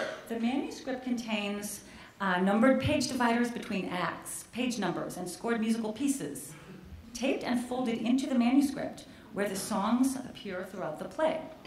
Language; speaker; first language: English; native; English